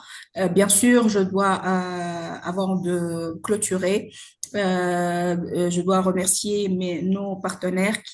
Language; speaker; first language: French; non-native, local second language; Arabic